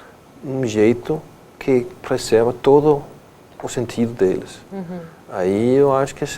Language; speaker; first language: Portuguese; non-native, fluent; Danish